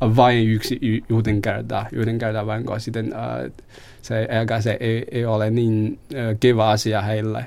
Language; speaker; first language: Finnish; non-native, fluent; Chinese